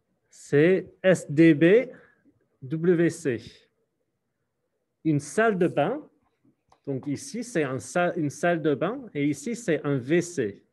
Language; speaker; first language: French; non-native, fluent; English